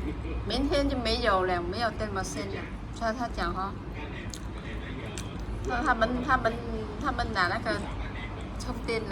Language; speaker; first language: Chinese; non-native, fluent; Vietnamese